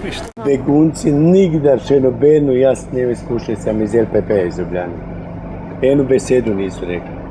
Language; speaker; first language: Slovenian; non-native, learner; Croatian